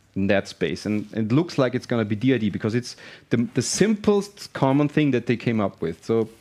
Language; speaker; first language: English; non-native, fluent; German